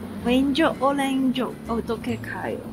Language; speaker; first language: Korean; non-native, learner; Cantonese